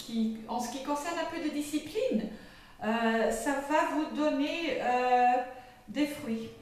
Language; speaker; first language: French; non-native, fluent; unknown